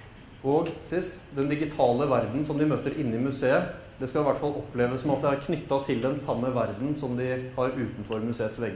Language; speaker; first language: Norwegian; native; Norwegian